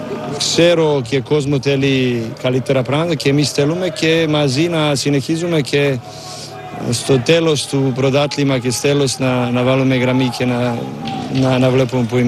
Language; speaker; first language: Greek; non-native, learner; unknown